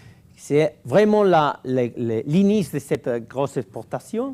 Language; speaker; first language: French; non-native, fluent; Catalan